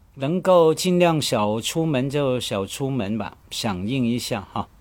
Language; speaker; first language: Chinese; non-native, local second language; Cantonese